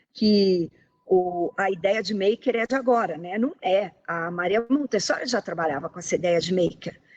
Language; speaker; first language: Portuguese; native; Portuguese